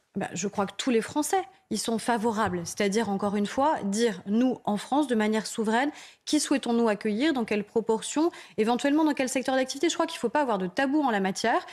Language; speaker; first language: French; native; French